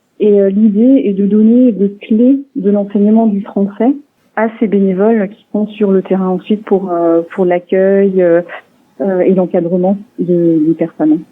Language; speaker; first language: French; non-native, local second language; Swiss German